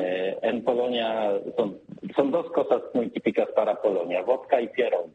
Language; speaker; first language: Spanish; non-native, learner; Polish